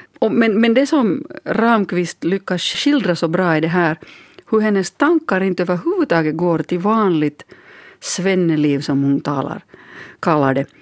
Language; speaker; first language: Swedish; native; Swedish